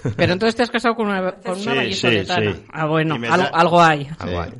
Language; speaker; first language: Spanish; native; Spanish